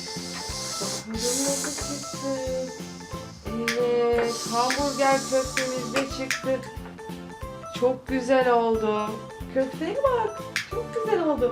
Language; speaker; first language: Turkish; native; Turkish